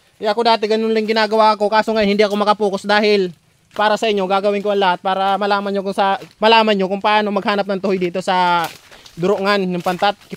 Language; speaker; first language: Filipino; non-native, local second language; Bikol